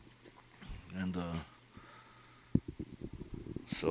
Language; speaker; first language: English; non-native, fluent; Russian